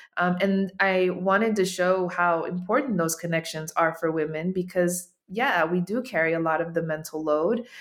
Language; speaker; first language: English; native; English